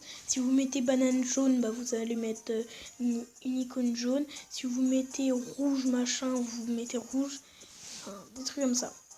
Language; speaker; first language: French; native; French